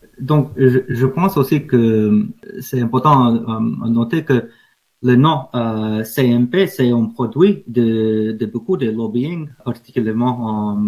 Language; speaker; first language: French; non-native, learner; English